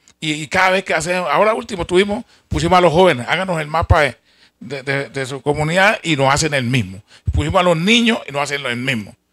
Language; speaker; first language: Spanish; native; Spanish